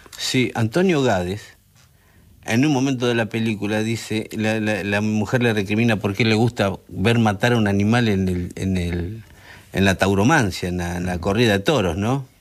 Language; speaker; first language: Spanish; native; Spanish